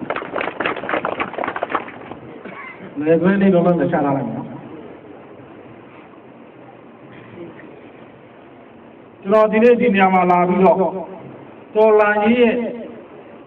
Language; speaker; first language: Burmese; non-native, local second language; Rohingya